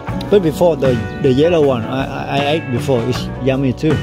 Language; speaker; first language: English; non-native, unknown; Vietnamese